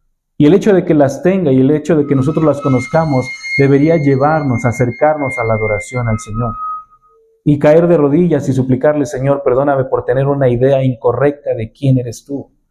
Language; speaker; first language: Spanish; native; Spanish